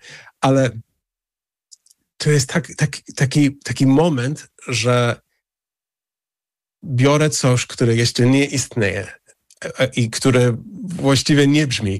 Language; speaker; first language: Polish; non-native, fluent; English